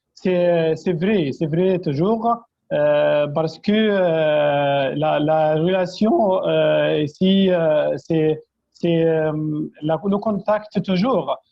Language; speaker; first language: French; non-native, fluent; Arabic